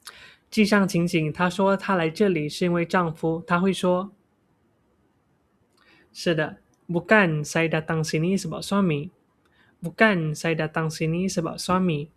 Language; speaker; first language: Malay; non-native, local second language; Chinese